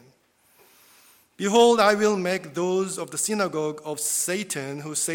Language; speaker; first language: English; non-native, fluent; Korean